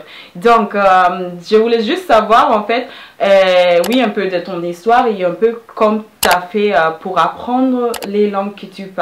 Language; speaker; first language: French; non-native, fluent; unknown